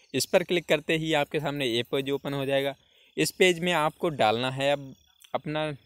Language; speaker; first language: Hindi; native; Hindi